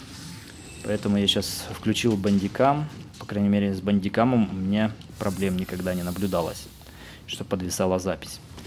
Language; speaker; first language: Russian; native; Russian